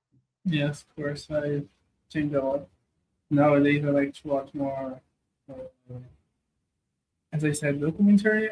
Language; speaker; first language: English; non-native, learner; Portuguese